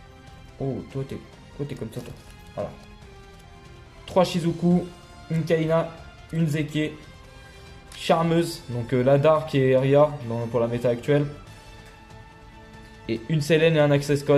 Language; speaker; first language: French; native; French